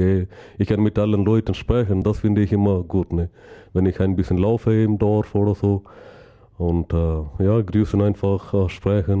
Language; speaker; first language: German; non-native, learner; Malayalam